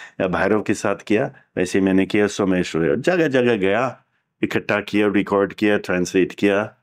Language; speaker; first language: Hindi; non-native, fluent; English